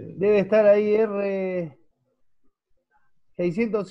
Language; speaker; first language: Spanish; native; Spanish